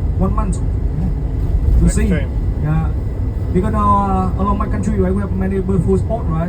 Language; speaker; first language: English; non-native, fluent; Vietnamese